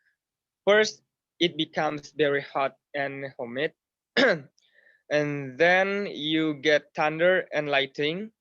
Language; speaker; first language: English; non-native, learner; Indonesian